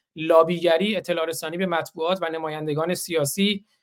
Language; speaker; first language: Persian; non-native, local second language; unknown